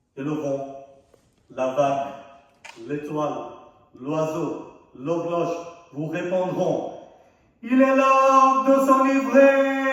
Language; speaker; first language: French; non-native, fluent; Arabic